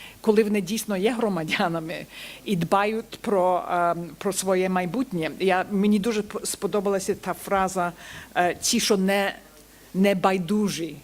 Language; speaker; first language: Ukrainian; early bilingual, heritage; Ukrainian